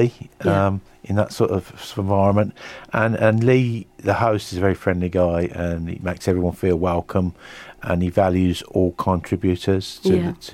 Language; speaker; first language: English; native; English